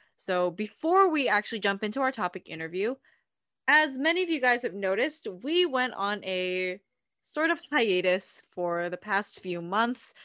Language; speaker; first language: English; early bilingual, other home language; Filipino